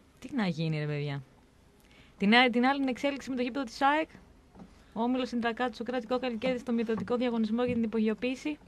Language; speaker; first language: Greek; native; Greek